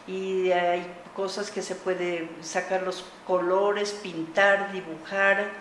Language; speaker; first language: Spanish; native; Spanish